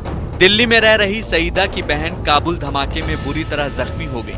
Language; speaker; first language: Hindi; native; Hindi